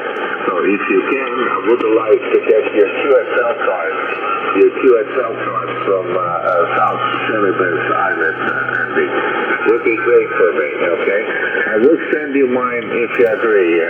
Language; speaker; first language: English; non-native, fluent; Italian